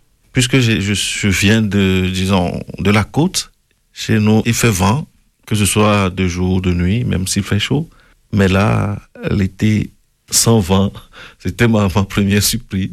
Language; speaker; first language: French; non-native, local second language; Ewe